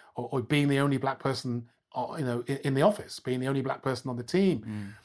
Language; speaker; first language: English; native; English